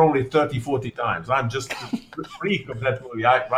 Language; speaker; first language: English; non-native, fluent; Bosnian